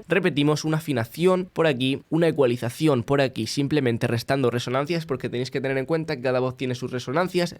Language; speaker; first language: Spanish; native; Spanish